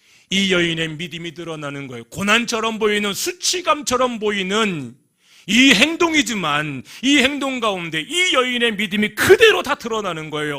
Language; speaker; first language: Korean; native; Korean